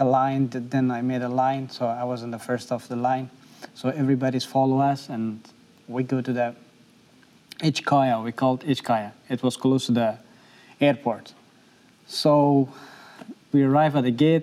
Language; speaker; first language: English; non-native, learner; Persian